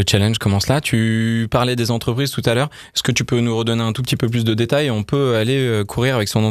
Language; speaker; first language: French; native; French